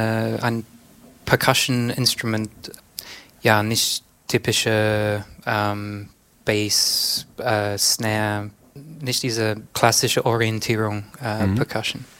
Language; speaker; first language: German; non-native, learner; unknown